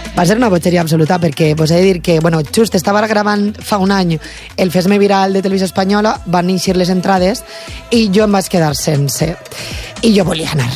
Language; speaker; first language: Catalan; native; Catalan